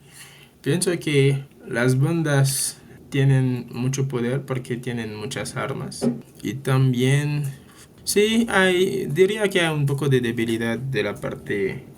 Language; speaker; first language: Spanish; non-native, fluent; French